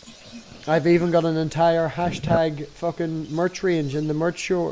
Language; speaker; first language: English; native; English